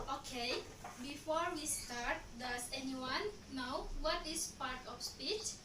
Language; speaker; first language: English; non-native, learner; Indonesian